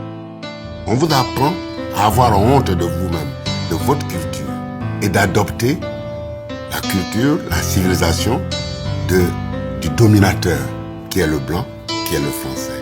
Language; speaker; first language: French; non-native, local second language; Malagasy